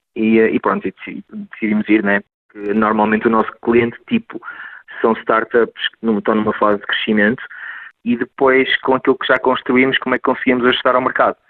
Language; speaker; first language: Portuguese; native; Portuguese